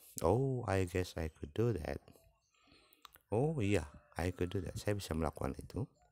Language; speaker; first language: English; non-native, fluent; Indonesian